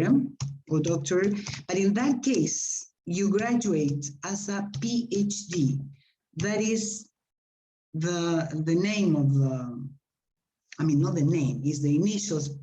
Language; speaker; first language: English; non-native, fluent; Spanish